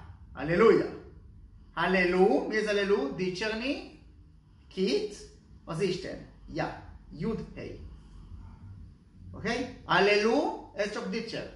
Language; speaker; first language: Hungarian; non-native, learner; Hebrew